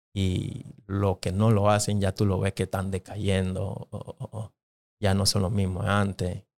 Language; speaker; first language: Spanish; non-native, local second language; Jamaican Creole English